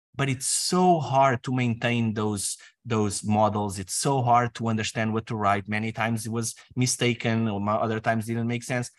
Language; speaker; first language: English; non-native, fluent; Portuguese